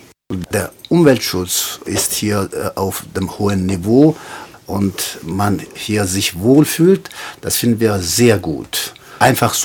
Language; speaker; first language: German; non-native, fluent; Tajik